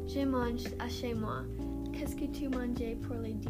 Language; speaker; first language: French; non-native, learner; English